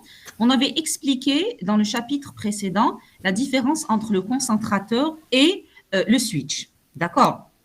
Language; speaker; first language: French; non-native, local second language; Arabic